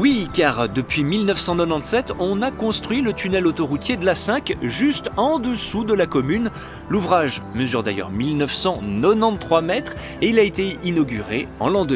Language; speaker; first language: French; native; French